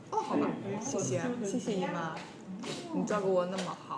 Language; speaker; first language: Chinese; non-native, learner; English